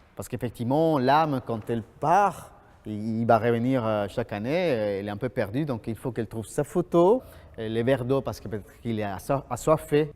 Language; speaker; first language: French; non-native, fluent; Spanish